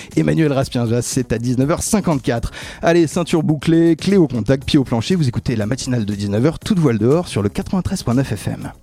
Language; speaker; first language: French; native; French